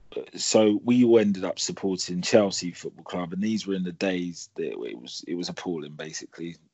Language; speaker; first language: English; native; English